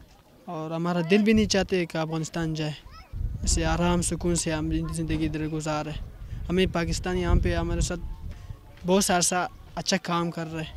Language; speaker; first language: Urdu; non-native, learner; Pashto